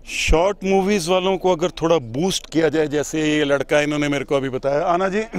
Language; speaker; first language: Hindi; native; Hindi